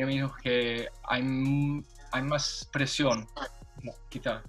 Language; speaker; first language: Spanish; non-native, learner; English